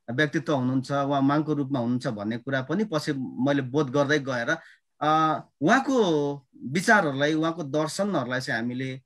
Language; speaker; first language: Nepali; non-native, local second language; Limbu